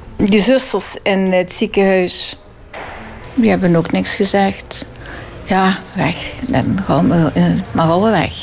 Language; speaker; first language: Dutch; native; Dutch